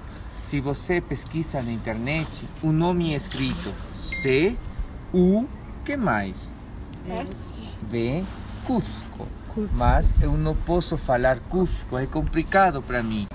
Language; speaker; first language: Portuguese; non-native, learner; Spanish